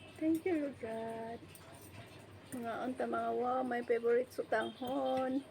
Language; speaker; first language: Filipino; non-native, local second language; Cebuano